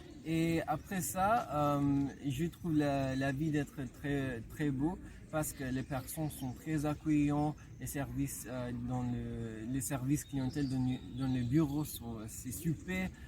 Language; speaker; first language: French; non-native, fluent; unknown